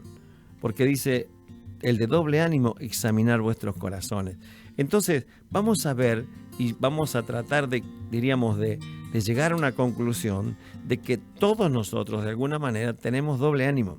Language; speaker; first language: Spanish; native; Spanish